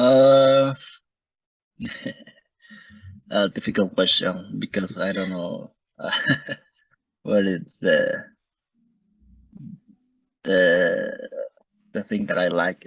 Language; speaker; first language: English; non-native, learner; Spanish